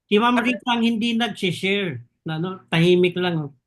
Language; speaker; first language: Filipino; native; Filipino